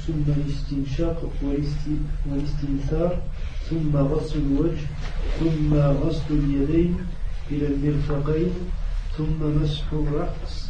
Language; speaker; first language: Arabic; non-native, learner; French